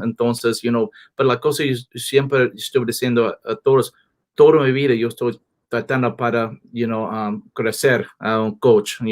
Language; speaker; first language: Spanish; non-native, learner; English